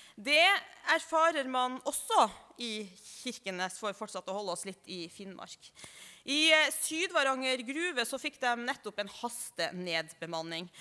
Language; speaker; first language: Norwegian; native; Norwegian